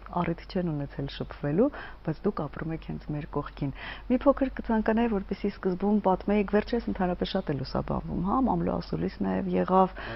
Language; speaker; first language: Armenian; native; Armenian